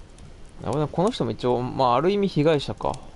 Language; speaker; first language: Japanese; native; Japanese